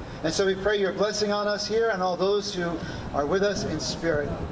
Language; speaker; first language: English; native; English